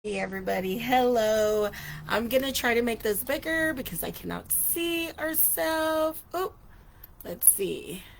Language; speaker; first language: English; native; English